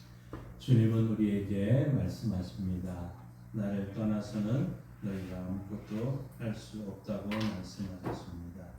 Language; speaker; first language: Korean; native; Korean